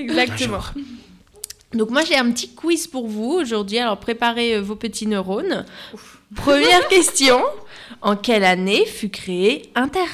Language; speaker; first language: French; native; French